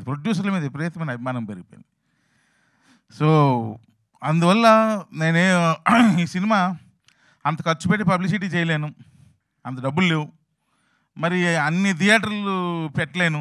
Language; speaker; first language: Telugu; native; Telugu